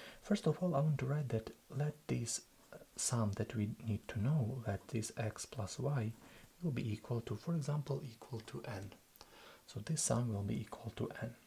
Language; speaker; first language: English; non-native, fluent; Russian